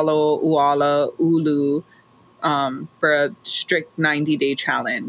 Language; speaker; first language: English; native; English